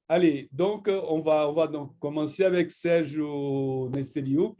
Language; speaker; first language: French; non-native, fluent; Portuguese